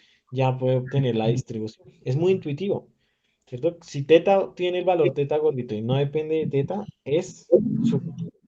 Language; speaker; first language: Spanish; native; Spanish